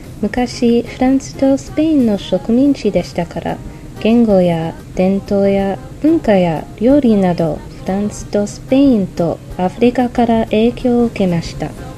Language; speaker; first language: Japanese; non-native, learner; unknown